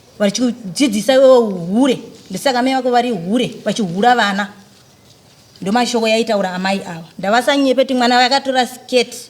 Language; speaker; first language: Shona; native; Shona